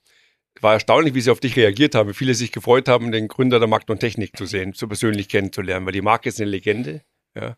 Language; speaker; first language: German; native; German